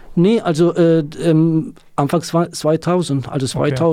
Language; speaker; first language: German; non-native, learner; Kurdish